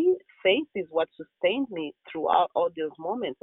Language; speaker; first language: English; non-native, local second language; Kinyarwanda